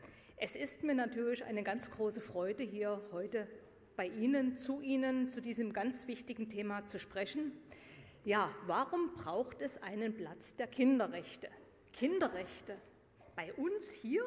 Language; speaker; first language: German; native; German